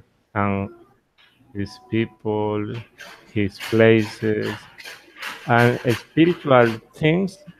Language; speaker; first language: English; non-native, learner; Spanish